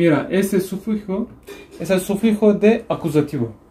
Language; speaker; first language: Spanish; non-native, learner; Turkish